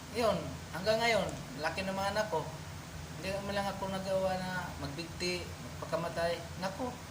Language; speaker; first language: Filipino; non-native, local second language; Cebuano